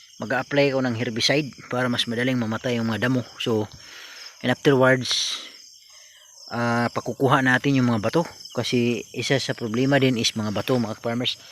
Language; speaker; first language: Filipino; non-native, local second language; Cebuano